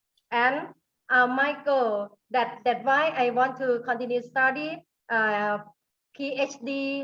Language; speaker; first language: English; non-native, learner; Thai